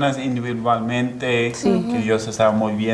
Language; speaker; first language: Spanish; non-native, fluent; English